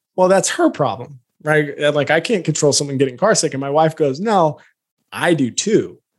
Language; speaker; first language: English; native; English